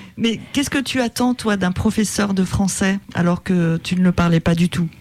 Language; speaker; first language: French; native; French